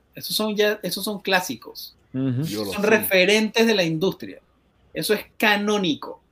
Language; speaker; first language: Spanish; native; Spanish